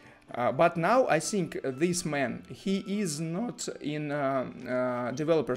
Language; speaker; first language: English; non-native, learner; Russian